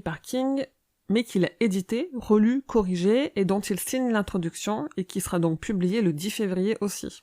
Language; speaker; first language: French; native; French